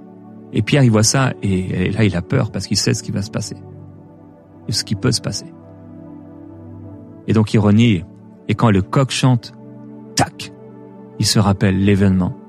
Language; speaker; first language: French; native; French